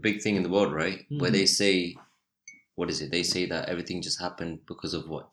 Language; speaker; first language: English; native; English